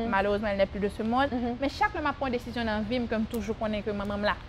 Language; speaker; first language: French; non-native, local second language; Haitian Creole